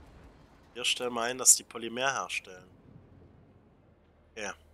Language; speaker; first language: German; native; German